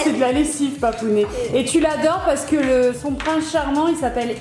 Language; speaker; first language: French; native; French